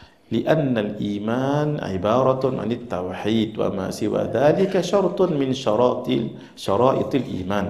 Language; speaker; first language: Arabic; non-native, fluent; Malay